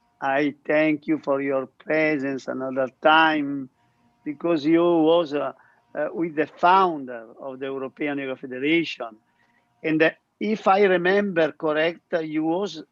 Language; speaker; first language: English; non-native, learner; Italian